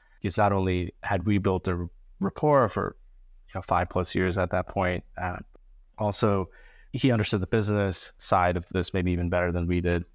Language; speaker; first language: English; early bilingual, other home language; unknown